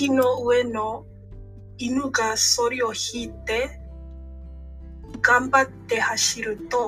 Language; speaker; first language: Japanese; non-native, learner; Malay